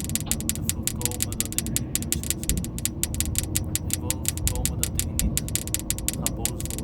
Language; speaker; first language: Dutch; non-native, local second language; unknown